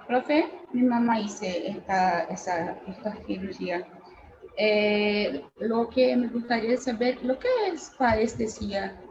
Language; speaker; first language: Spanish; non-native, fluent; Portuguese